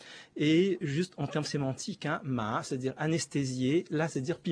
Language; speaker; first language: French; native; French